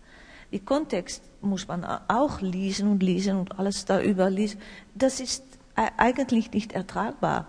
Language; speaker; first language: German; non-native, learner; Dutch